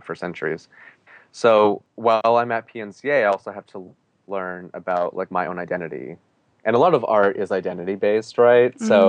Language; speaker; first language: English; native; English